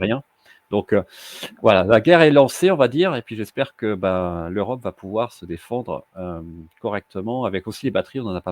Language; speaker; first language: French; native; French